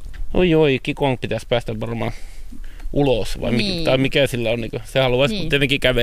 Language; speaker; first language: Finnish; native; Finnish